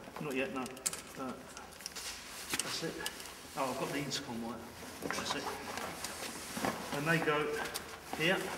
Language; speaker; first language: English; native; English